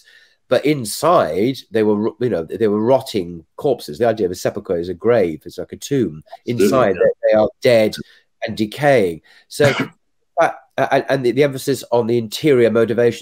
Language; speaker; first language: English; native; English